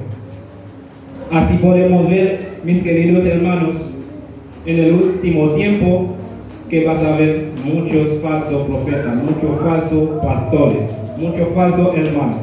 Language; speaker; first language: Spanish; non-native, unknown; Haitian Creole